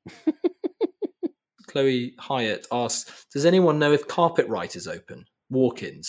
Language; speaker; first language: English; native; English